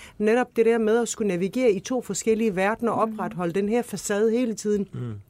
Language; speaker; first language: Danish; early bilingual, other home language; Turkish